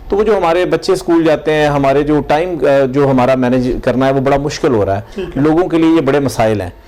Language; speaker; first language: Urdu; non-native, local second language; Punjabi